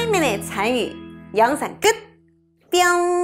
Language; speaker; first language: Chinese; non-native, fluent; Korean